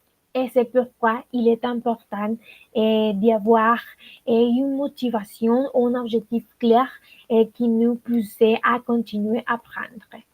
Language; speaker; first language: French; non-native, learner; Spanish